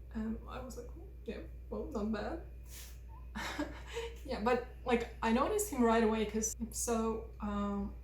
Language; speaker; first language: English; non-native, fluent; Russian